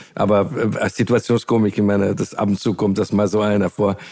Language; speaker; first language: German; non-native, fluent; Hungarian